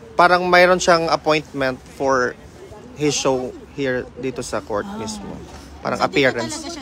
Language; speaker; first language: Filipino; non-native, local second language; Cebuano